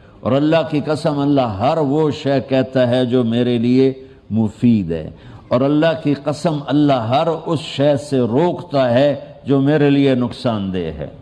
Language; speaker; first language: Urdu; non-native, local second language; Punjabi